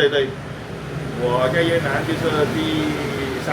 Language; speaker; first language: Chinese; early bilingual, heritage; Min Nan Chinese